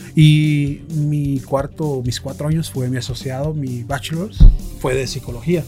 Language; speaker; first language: Spanish; native; Spanish